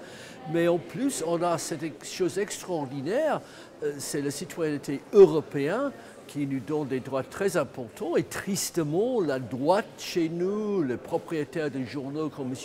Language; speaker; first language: French; non-native, fluent; English